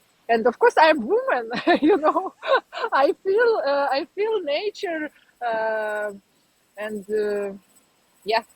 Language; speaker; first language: English; non-native, learner; Ukrainian